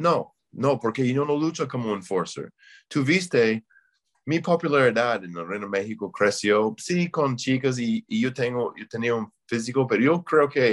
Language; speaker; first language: Spanish; non-native, learner; English